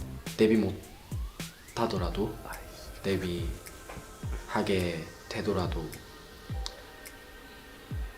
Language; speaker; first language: Korean; non-native, learner; Japanese